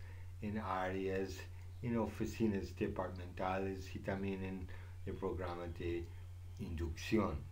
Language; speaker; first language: Spanish; non-native, fluent; English